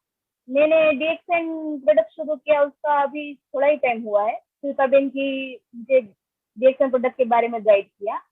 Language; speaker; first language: Hindi; non-native, local second language; Gujarati